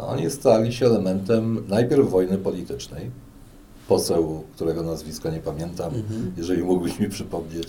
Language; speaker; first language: Polish; native; Polish